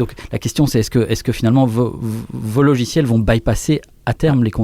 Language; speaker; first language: French; native; French